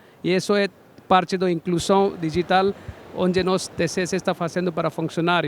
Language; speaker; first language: Portuguese; non-native, learner; Hindi